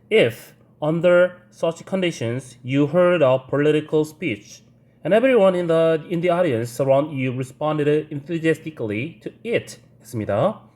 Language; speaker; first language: English; non-native, fluent; Korean